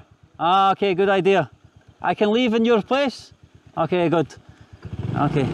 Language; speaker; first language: English; native; English